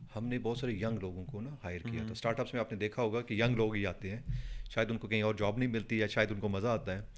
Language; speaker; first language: Urdu; non-native, fluent; Punjabi